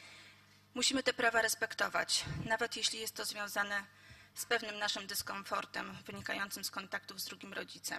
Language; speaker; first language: Polish; native; Polish